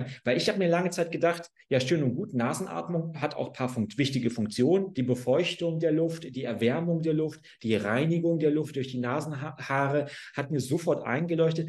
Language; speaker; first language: German; native; German